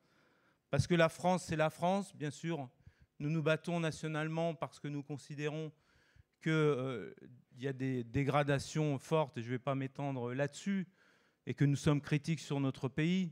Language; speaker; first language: French; native; French